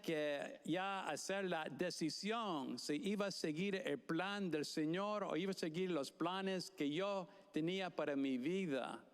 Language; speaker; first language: Spanish; non-native, fluent; English